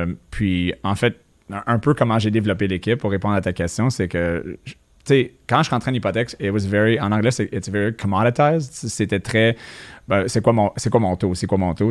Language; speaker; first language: French; native; French